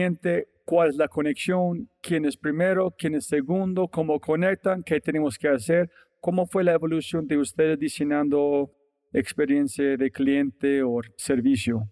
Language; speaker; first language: Spanish; non-native, fluent; English